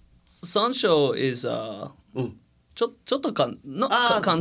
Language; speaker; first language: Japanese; non-native, learner; English